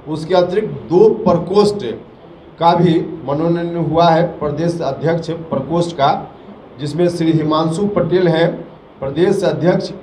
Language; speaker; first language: Hindi; native; Hindi